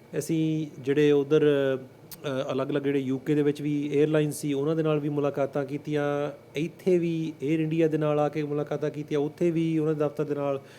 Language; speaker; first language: Punjabi; early bilingual, heritage; Punjabi